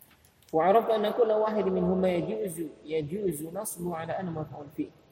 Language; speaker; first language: Arabic; non-native, fluent; Indonesian